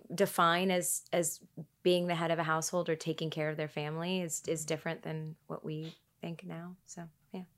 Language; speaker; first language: English; early bilingual, other home language; Tigrinya